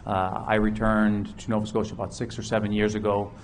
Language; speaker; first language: English; native; English